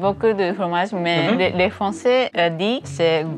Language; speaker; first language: French; non-native, learner; Japanese